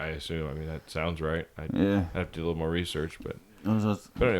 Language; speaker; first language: English; native; English